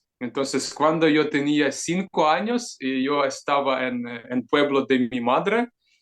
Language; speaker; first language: Spanish; non-native, fluent; Ukrainian